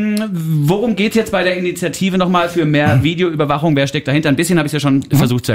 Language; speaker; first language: German; native; German